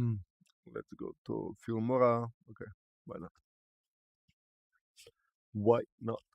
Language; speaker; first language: English; non-native, learner; Slovak